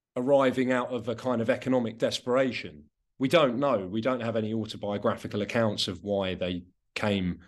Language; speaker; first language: English; non-native, local second language; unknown